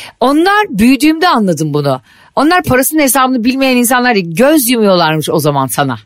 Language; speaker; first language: Turkish; native; Turkish